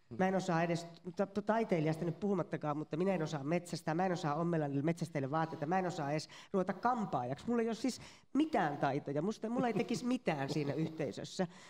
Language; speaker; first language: Finnish; native; Finnish